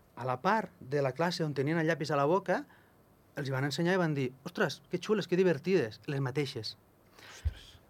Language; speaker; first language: Catalan; native; Catalan